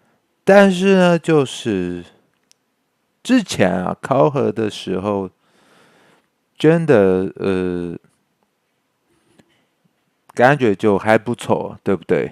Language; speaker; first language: Chinese; native; Chinese